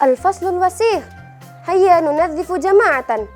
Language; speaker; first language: Arabic; non-native, learner; Indonesian